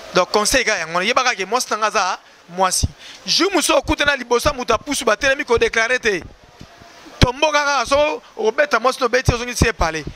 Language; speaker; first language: Lingala; native; Lingala